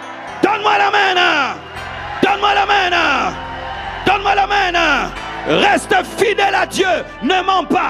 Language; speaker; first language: French; non-native, local second language; Lingala